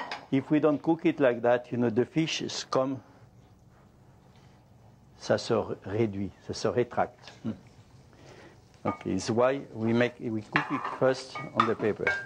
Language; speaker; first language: English; non-native, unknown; French